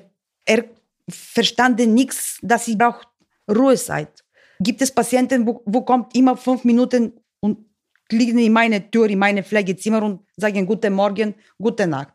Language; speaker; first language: German; non-native, learner; Bulgarian